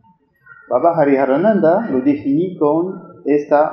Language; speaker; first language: Spanish; non-native, fluent; French